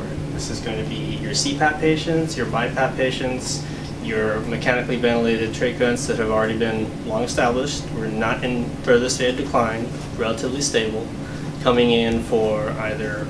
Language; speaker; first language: English; native; English